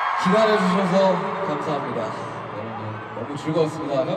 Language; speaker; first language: Korean; native; Korean